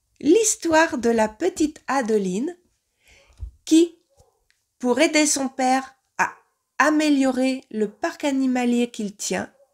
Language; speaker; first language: French; native; French